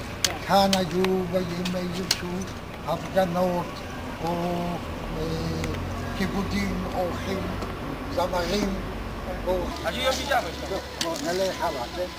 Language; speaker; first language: Hebrew; non-native, fluent; Polish